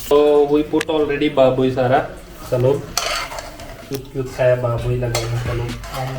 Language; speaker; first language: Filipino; non-native, learner; Punjabi